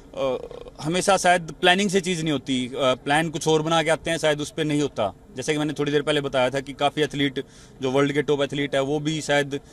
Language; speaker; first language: Hindi; native; Hindi